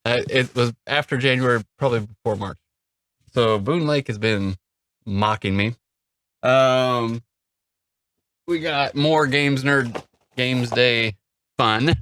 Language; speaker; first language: English; native; English